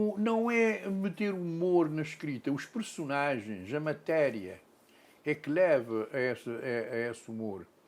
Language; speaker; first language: Portuguese; non-native, local second language; Kabuverdianu